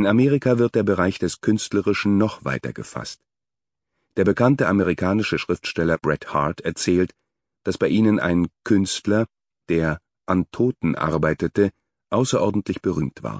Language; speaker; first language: German; native; German